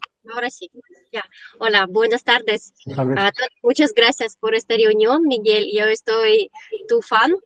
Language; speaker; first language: Spanish; non-native, learner; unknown